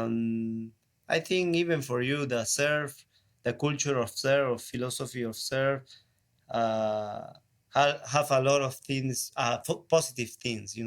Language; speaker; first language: English; non-native, learner; Spanish